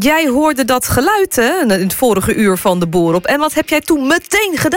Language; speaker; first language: Dutch; native; Dutch